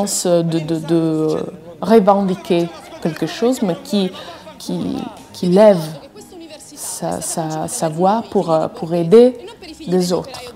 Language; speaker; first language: French; non-native, fluent; Italian